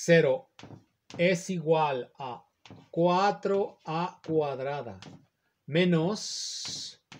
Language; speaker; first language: Spanish; native; Spanish